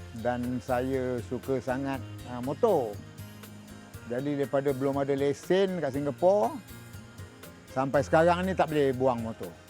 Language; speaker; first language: Malay; native; Malay